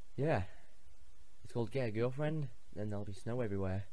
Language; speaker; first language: English; native; English